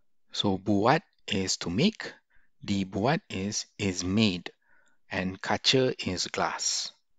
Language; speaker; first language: English; non-native, local second language; Malay